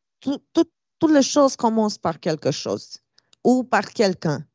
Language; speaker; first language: French; non-native, fluent; Romanian